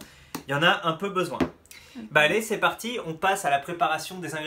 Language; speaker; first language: French; native; French